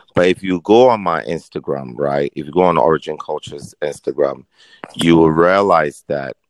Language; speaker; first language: English; non-native, local second language; Akan